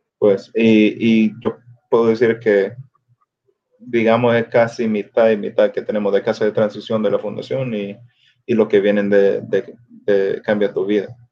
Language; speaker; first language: Spanish; early bilingual, other home language; English